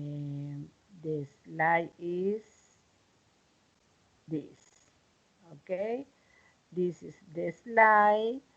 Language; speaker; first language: English; non-native, learner; Spanish